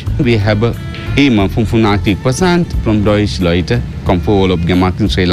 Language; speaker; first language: German; non-native, learner; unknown